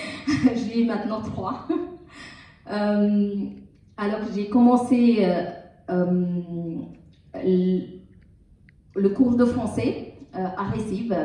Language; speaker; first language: French; non-native, learner; Tamil